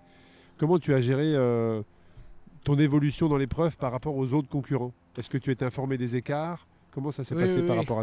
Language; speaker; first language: French; native; French